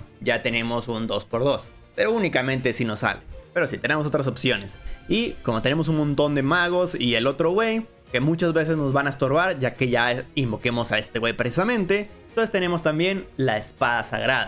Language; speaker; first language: Spanish; native; Spanish